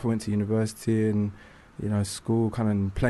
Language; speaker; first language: English; native; English